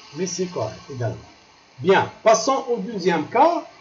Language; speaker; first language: French; non-native, local second language; Arabic